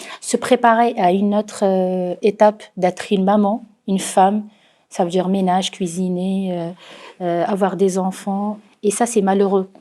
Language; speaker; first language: French; non-native, fluent; Arabic